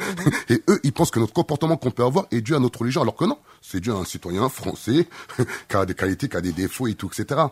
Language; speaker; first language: French; native; French